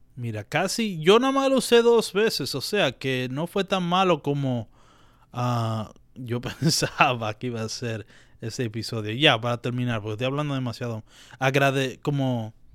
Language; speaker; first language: Spanish; native; Spanish